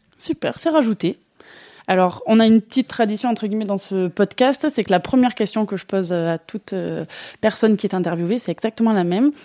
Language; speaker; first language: French; native; French